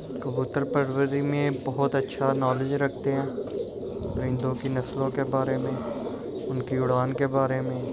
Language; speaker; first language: Urdu; non-native, local second language; Punjabi